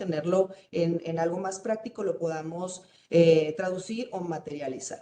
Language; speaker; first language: Spanish; native; Spanish